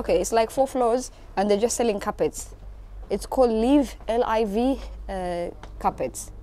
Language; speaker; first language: English; non-native, fluent; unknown